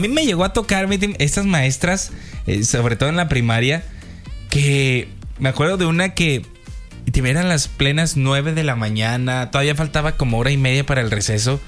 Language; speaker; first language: Spanish; native; Spanish